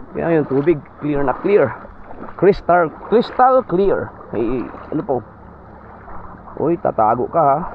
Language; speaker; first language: Filipino; native; Filipino